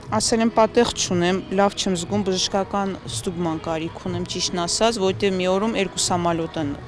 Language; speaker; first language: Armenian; native; Armenian